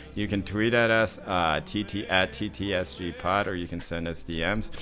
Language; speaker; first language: English; native; English